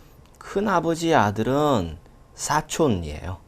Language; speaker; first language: Korean; non-native, fluent; Russian